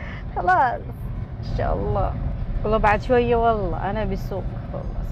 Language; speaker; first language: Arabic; non-native, learner; Indonesian